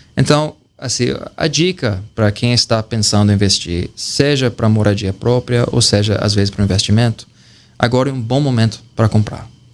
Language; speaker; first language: Portuguese; non-native, fluent; English